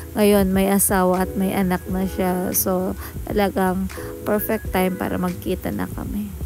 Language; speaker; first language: Filipino; native; Filipino